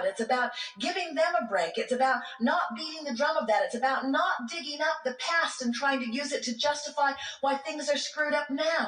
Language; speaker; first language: English; native; English